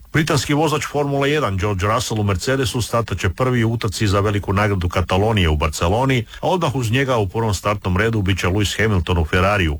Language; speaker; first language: Croatian; native; Croatian